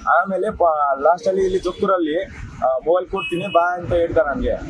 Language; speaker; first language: Kannada; non-native, learner; Nepali